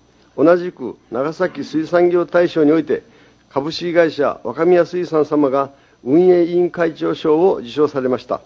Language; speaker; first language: Japanese; native; Japanese